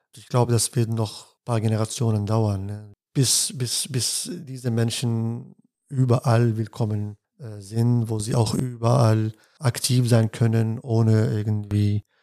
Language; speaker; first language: German; non-native, fluent; Arabic